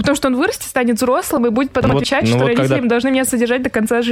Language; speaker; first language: Russian; native; Russian